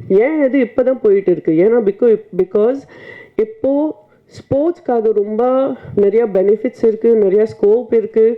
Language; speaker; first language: Tamil; non-native, fluent; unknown